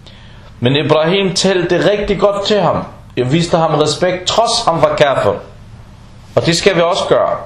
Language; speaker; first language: Danish; non-native, fluent; Arabic